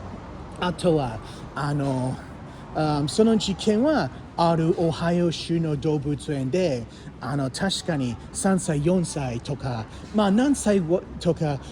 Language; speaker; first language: Japanese; non-native, learner; English